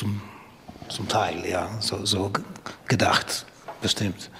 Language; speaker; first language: German; non-native, learner; Polish